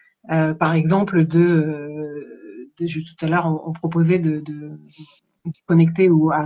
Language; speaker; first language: French; native; French